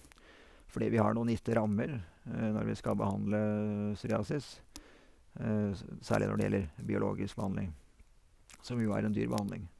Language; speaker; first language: Norwegian; native; Norwegian